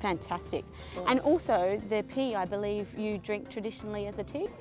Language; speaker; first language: English; native; English